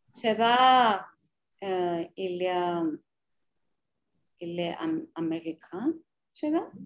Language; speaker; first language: French; non-native, learner; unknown